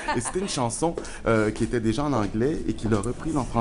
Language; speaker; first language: French; native; French